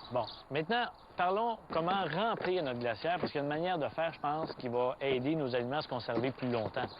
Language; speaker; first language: French; native; French